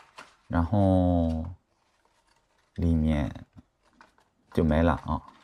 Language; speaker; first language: Chinese; non-native, fluent; Korean